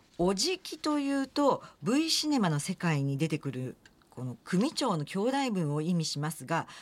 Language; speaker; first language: Japanese; native; Japanese